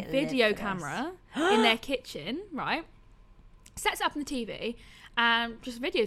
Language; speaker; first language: English; native; English